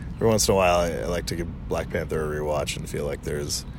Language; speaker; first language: English; native; English